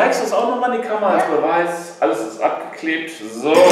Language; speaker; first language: German; native; German